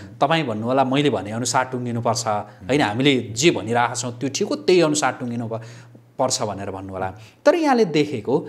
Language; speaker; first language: Nepali; native; Nepali